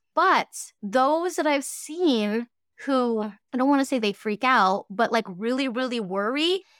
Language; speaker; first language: English; early bilingual, other home language; Cantonese